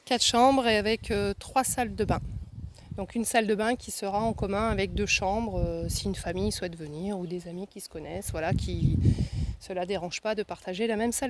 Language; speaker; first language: French; native; French